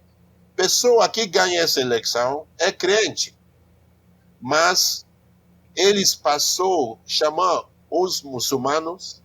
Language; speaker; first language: Portuguese; non-native, learner; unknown